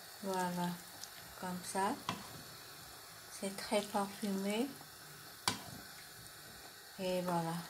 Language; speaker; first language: French; non-native, learner; Vietnamese